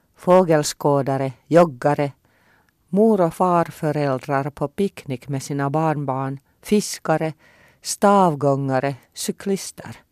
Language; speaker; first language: Swedish; non-native, local second language; Finnish